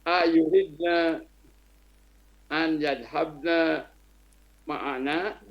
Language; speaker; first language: Arabic; non-native, learner; Indonesian